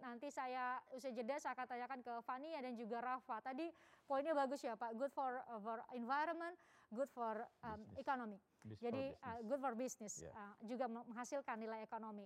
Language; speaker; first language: Indonesian; native; Indonesian